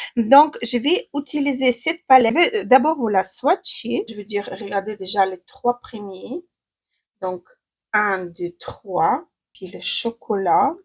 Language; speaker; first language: French; non-native, fluent; Ukrainian